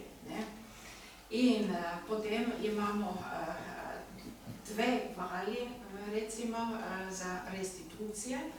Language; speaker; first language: Slovenian; non-native, learner; German